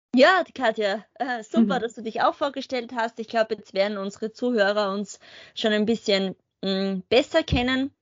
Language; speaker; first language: German; native; German